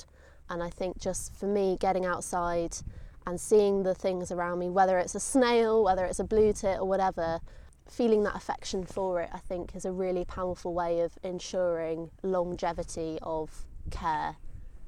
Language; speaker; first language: English; native; English